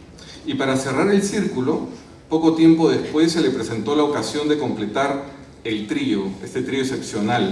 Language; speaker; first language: Spanish; native; Spanish